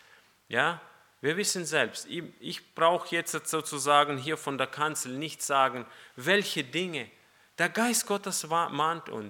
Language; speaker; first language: German; non-native, fluent; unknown